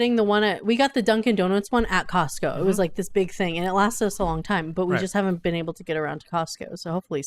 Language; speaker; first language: English; native; English